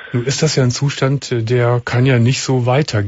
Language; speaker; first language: German; native; German